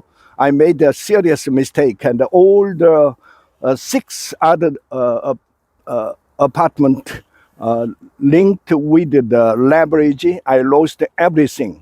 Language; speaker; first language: English; non-native, fluent; Korean